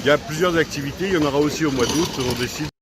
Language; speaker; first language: French; native; French